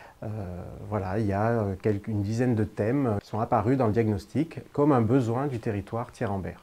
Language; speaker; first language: French; native; French